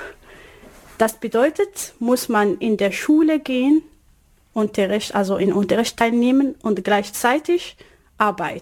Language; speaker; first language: German; non-native, learner; Arabic